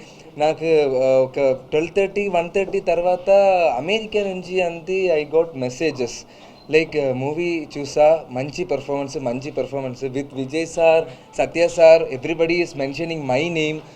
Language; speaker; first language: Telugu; non-native, learner; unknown